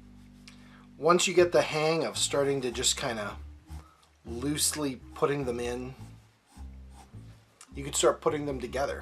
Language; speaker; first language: English; native; English